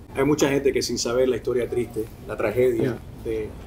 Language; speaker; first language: Spanish; native; Spanish